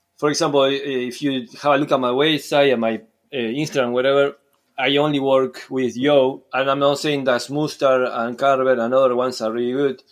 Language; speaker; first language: English; non-native, fluent; Spanish